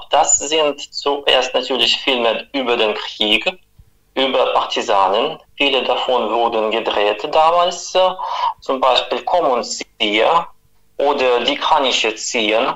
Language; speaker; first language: German; non-native, fluent; Russian